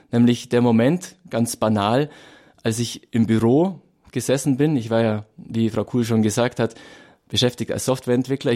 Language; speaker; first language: German; native; German